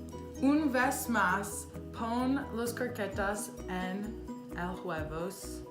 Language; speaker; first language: Spanish; non-native, learner; English